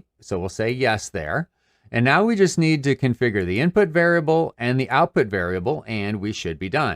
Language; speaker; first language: English; native; English